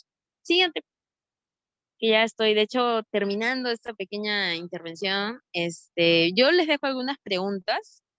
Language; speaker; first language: Spanish; native; Spanish